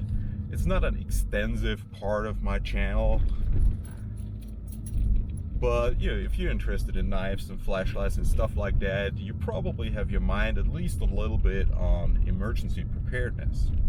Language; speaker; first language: English; non-native, fluent; German